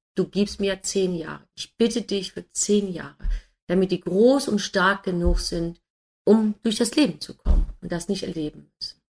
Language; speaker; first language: German; non-native, fluent; English